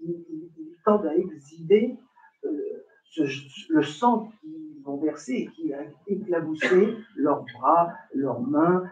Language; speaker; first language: French; native; French